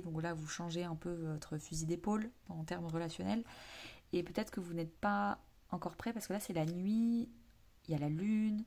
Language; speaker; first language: French; native; French